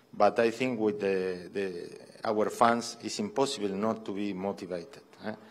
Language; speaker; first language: English; non-native, fluent; Spanish